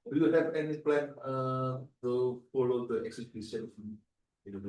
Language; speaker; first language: English; non-native, learner; Indonesian